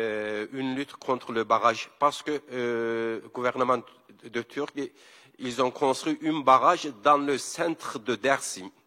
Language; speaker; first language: French; non-native, learner; Kurdish